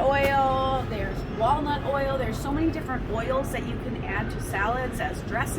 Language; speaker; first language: English; native; English